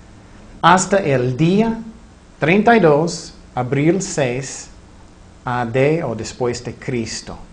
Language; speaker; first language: Spanish; non-native, fluent; English